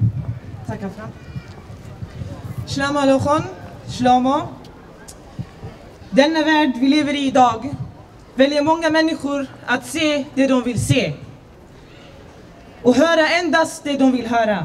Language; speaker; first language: Swedish; early bilingual, other home language; Assyrian Neo-Aramaic